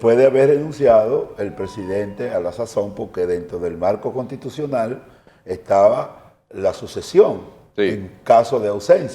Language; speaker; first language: Spanish; native; Spanish